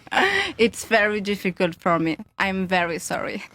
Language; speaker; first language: English; non-native, learner; French